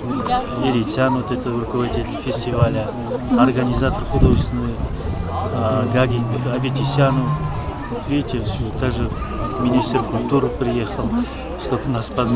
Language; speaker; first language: Russian; non-native, local second language; Kazakh